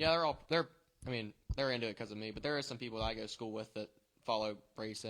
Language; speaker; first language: English; native; English